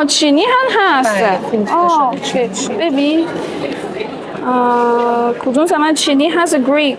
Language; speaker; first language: Persian; non-native, learner; Chinese